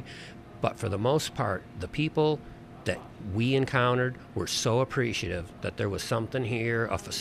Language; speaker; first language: English; native; English